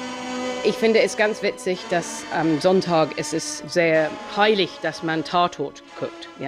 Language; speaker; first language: German; non-native, fluent; English